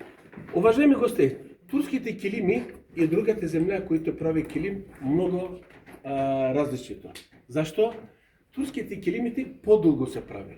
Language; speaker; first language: Bulgarian; non-native, learner; Serbian